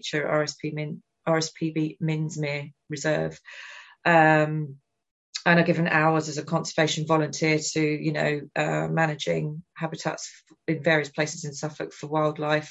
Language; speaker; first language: English; native; English